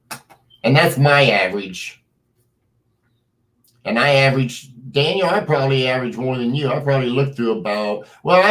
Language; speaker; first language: English; native; English